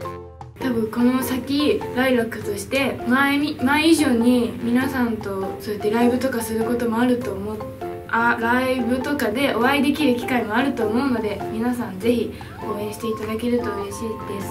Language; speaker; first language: Japanese; native; Japanese